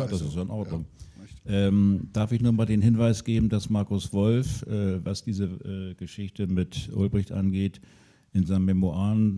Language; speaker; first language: German; native; German